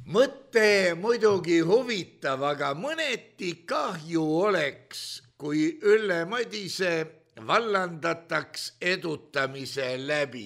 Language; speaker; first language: Estonian; native; Estonian